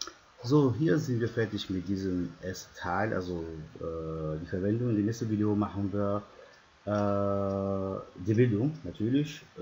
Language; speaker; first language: German; non-native, fluent; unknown